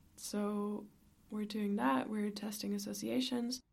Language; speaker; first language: English; non-native, fluent; German